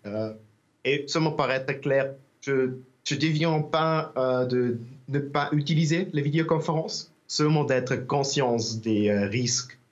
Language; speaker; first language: French; non-native, learner; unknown